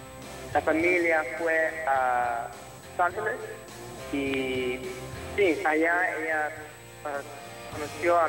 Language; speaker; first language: Spanish; early bilingual, heritage; English